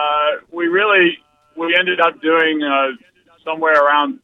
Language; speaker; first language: English; native; English